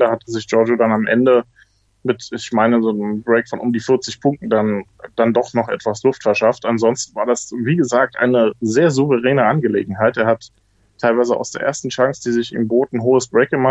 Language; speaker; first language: German; native; German